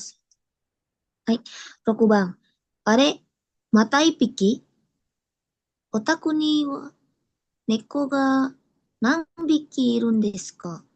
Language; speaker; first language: Japanese; non-native, learner; Indonesian